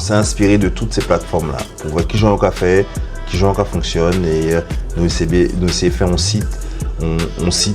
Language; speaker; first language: French; non-native, local second language; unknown